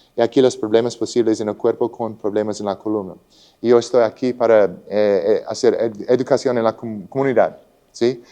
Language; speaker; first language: Spanish; non-native, learner; English